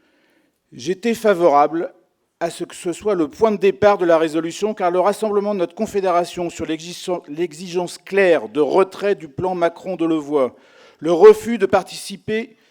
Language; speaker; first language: French; native; French